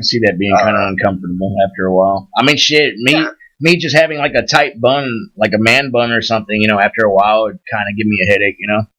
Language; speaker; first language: English; native; English